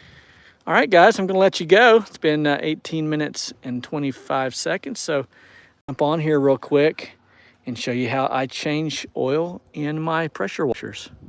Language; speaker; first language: English; native; English